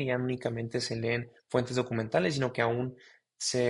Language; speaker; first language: Spanish; native; Spanish